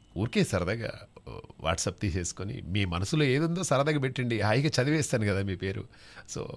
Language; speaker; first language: Telugu; native; Telugu